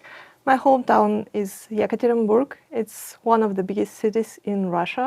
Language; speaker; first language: English; non-native, fluent; Russian